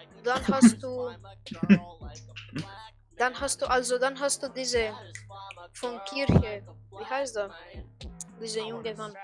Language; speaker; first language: German; non-native, learner; Croatian